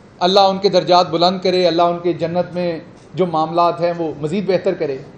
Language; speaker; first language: Urdu; non-native, local second language; Punjabi